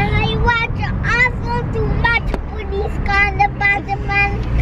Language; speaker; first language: English; early bilingual, heritage; English